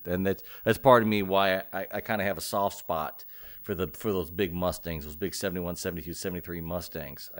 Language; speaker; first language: English; native; English